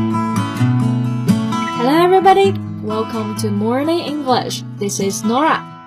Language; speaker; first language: English; non-native, fluent; Chinese